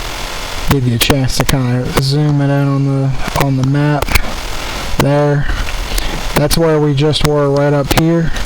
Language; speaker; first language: English; native; English